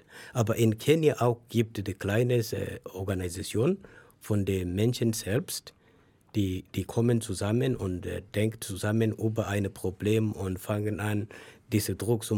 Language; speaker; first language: German; non-native, learner; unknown